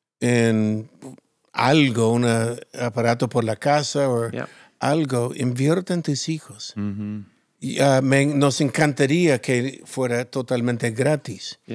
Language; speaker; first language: Spanish; non-native, fluent; English